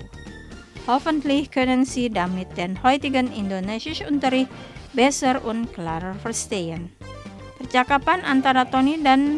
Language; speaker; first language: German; non-native, fluent; Indonesian